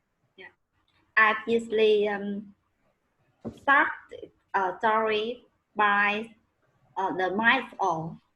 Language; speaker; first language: English; non-native, learner; Vietnamese